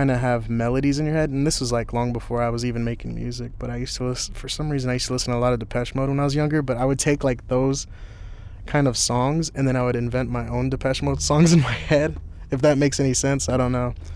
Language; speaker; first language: English; native; English